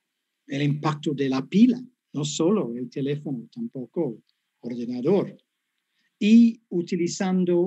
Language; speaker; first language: Spanish; non-native, fluent; English